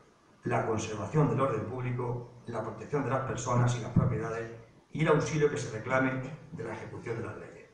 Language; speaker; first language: Spanish; native; Spanish